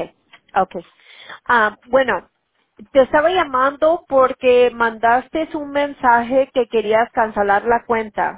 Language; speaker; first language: Spanish; early bilingual, heritage; Spanish